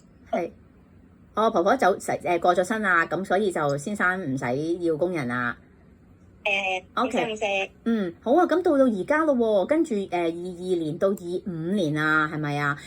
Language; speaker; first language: Cantonese; native; Cantonese